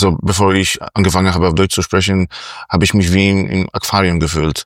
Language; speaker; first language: German; non-native, fluent; Polish